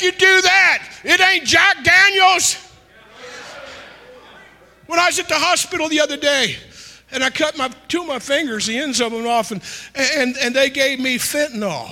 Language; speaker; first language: English; native; English